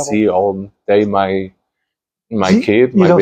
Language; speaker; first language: English; non-native, learner; Spanish